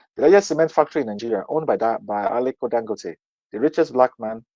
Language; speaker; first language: English; non-native, local second language; Yoruba